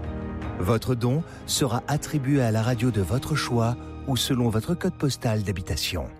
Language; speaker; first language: French; native; French